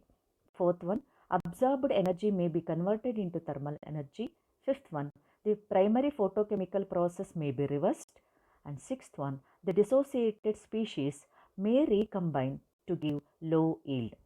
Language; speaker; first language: English; non-native, local second language; Kannada